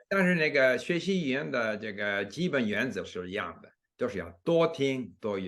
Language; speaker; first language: Chinese; non-native, fluent; English